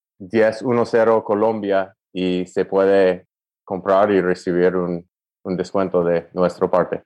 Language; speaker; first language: Spanish; non-native, fluent; English